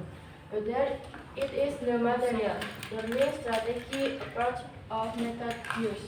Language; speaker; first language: English; non-native, learner; Indonesian